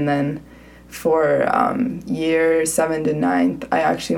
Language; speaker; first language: English; non-native, fluent; Swedish